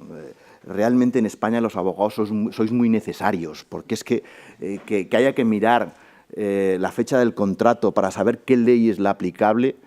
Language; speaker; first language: Spanish; native; Spanish